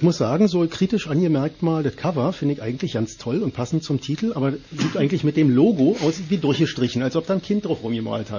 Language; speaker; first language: German; native; German